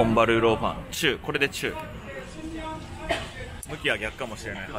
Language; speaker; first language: Japanese; native; Japanese